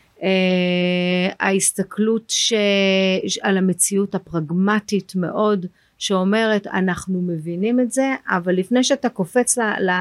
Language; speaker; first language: Hebrew; early bilingual, heritage; Hebrew